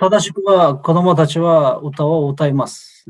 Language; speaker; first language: Japanese; non-native, fluent; Kyrgyz